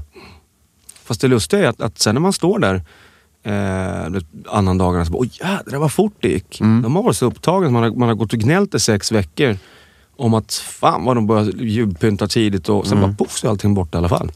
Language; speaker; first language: Swedish; native; Swedish